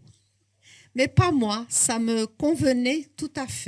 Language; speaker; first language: French; non-native, fluent; Portuguese